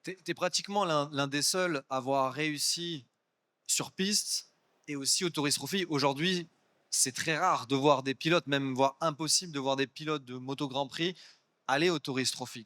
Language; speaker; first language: French; native; French